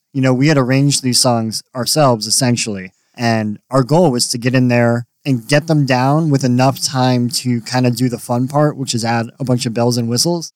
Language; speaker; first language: English; native; English